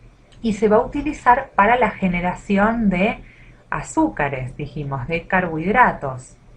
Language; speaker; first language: Spanish; native; Spanish